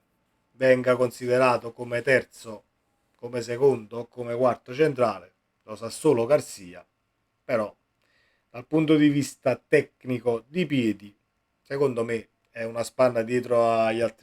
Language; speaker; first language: Italian; native; Italian